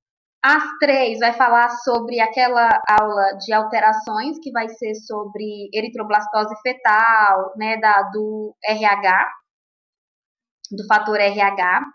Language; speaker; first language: Portuguese; native; Portuguese